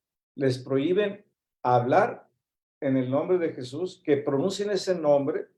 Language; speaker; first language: Spanish; native; Spanish